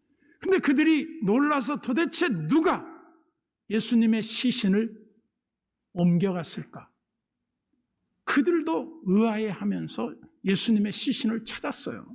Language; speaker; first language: Korean; native; Korean